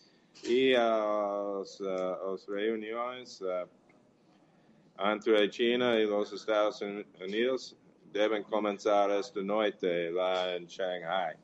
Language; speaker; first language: Portuguese; non-native, fluent; English